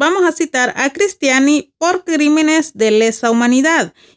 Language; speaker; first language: Spanish; native; Spanish